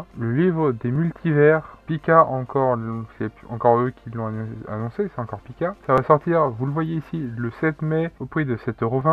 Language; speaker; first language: French; native; French